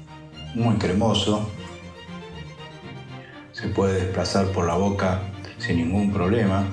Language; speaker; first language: Spanish; native; Spanish